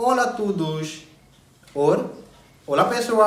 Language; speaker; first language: Portuguese; non-native, learner; Hindi